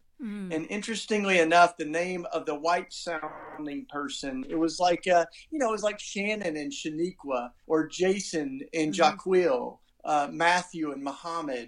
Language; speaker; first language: English; native; English